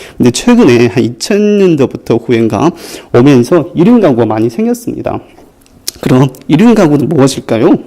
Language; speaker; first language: Korean; non-native, fluent; Chinese